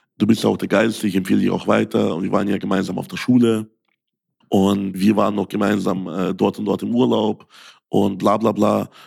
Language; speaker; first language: German; early bilingual, other home language; Russian